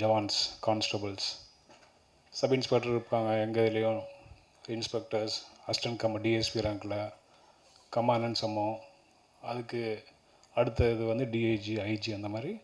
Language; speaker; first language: Tamil; native; Tamil